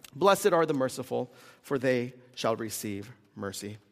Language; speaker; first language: English; early bilingual, other home language; Korean